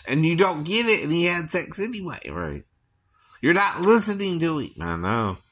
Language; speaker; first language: English; native; English